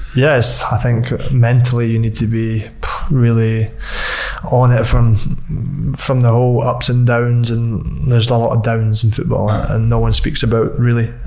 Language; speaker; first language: English; native; English